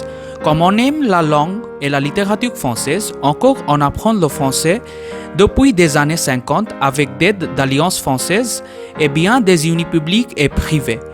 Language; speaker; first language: French; non-native, fluent; Bangla